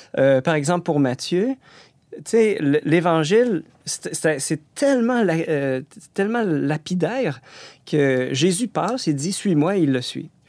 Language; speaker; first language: French; native; French